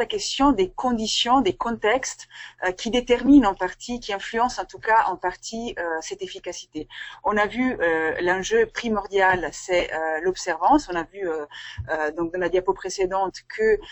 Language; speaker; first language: French; native; French